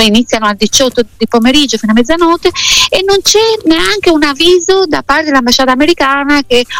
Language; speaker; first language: Italian; non-native, fluent; Albanian